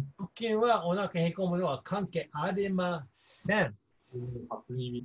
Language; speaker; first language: Japanese; non-native, fluent; English